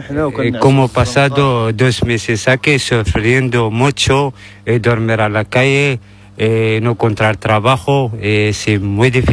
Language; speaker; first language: Spanish; non-native, learner; Arabic